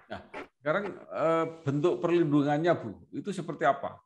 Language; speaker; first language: Indonesian; native; Indonesian